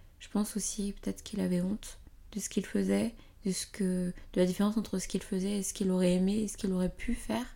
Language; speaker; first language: French; native; French